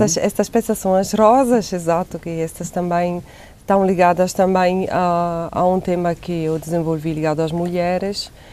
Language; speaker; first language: Portuguese; non-native, fluent; Italian